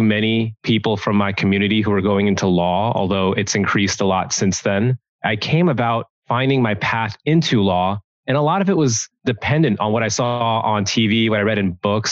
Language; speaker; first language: English; native; English